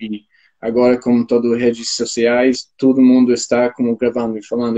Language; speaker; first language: Portuguese; non-native, fluent; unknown